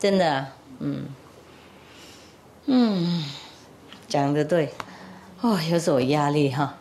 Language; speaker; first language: Chinese; non-native, fluent; Vietnamese